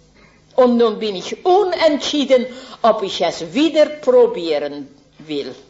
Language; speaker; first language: German; non-native, fluent; Dutch